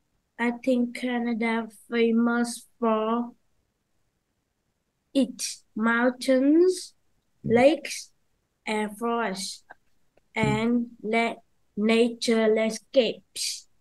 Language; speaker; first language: English; non-native, learner; Vietnamese